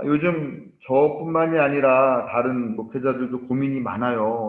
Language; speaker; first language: Korean; native; Korean